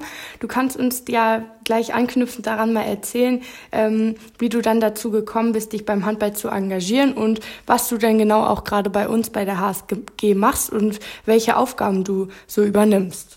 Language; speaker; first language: German; native; German